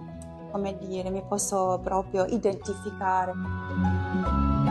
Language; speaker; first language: Italian; non-native, fluent; German